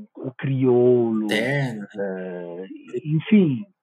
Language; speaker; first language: Portuguese; non-native, fluent; Italian